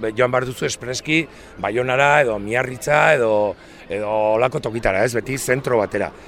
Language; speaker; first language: Basque; native; Basque